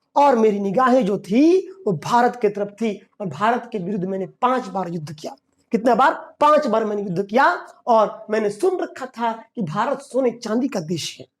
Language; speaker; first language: Hindi; native; Hindi